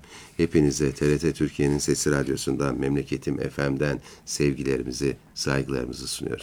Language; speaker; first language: Turkish; native; Turkish